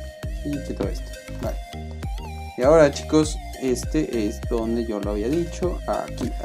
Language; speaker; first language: Spanish; native; Spanish